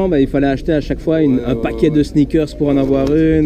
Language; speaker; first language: French; native; French